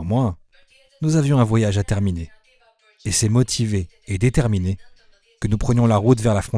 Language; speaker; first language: French; native; French